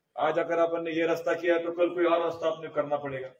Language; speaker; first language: Hindi; non-native, local second language; Marathi